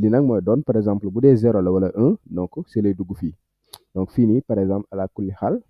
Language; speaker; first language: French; non-native, local second language; Wolof